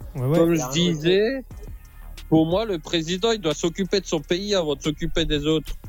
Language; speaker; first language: French; native; French